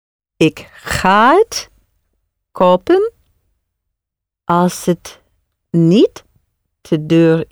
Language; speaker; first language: Dutch; non-native, learner; English